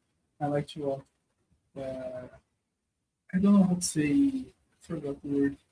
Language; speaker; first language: English; non-native, learner; Portuguese